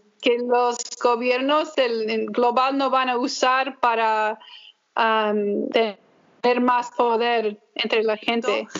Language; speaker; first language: Spanish; early bilingual, heritage; English